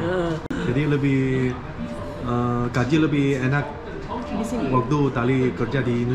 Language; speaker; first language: Indonesian; non-native, learner; Chinese